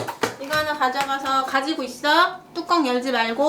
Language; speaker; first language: Korean; native; Korean